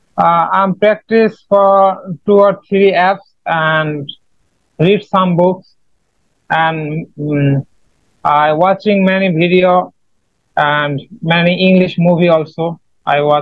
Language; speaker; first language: English; non-native, learner; Bangla